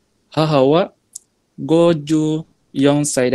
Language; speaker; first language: Japanese; non-native, learner; Malay